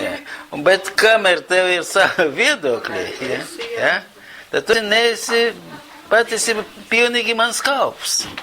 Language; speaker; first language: Latvian; non-native, local second language; Russian